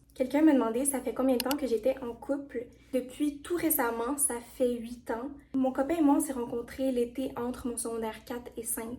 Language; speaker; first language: French; native; French